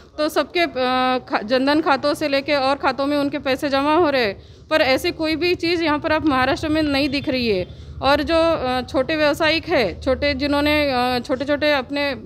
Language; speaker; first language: Hindi; non-native, local second language; Marathi